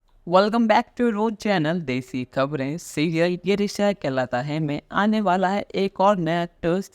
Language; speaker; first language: Hindi; native; Hindi